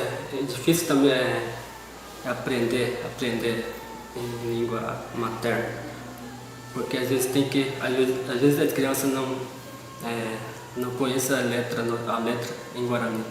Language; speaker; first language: Portuguese; non-native, local second language; Guarani